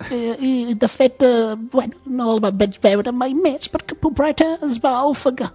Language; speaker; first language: Catalan; non-native, learner; English